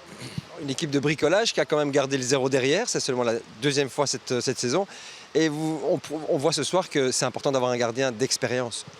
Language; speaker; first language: French; native; French